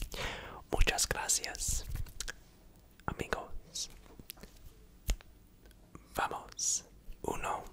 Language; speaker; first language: Spanish; non-native, learner; English